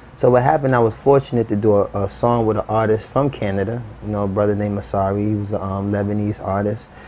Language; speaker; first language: English; native; English